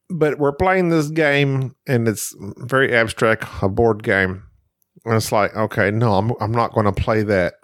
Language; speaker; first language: English; native; English